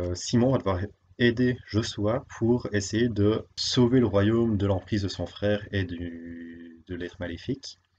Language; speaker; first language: French; native; French